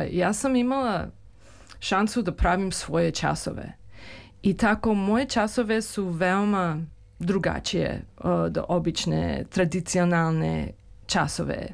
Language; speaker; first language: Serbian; early bilingual, heritage; English